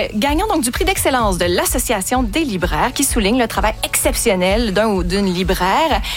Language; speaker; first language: French; native; French